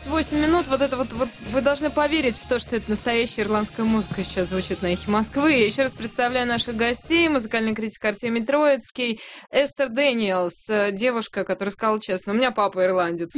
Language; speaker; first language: Russian; native; Russian